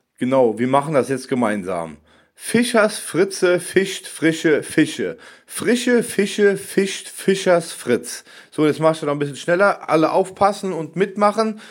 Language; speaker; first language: German; native; German